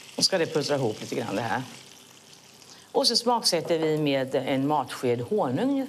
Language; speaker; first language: Swedish; native; Swedish